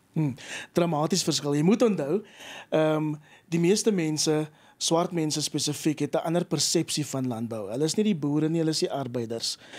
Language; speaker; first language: Afrikaans; native; Afrikaans